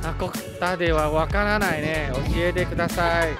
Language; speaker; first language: Japanese; non-native, fluent; Chinese